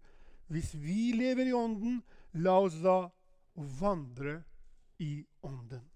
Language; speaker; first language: Norwegian; non-native, fluent; Albanian